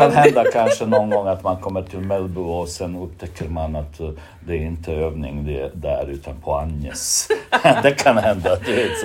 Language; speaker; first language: Swedish; non-native, fluent; Bosnian